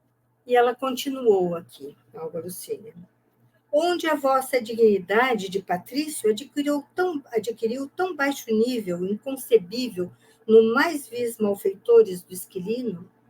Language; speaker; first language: Portuguese; native; Portuguese